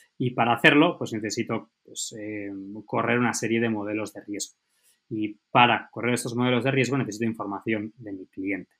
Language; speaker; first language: Spanish; native; Spanish